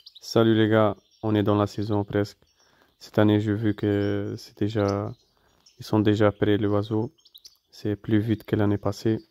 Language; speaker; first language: French; non-native, fluent; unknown